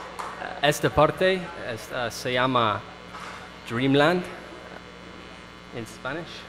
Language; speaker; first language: Spanish; non-native, learner; English